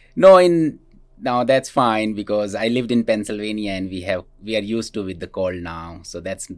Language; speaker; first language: English; non-native, local second language; Hindi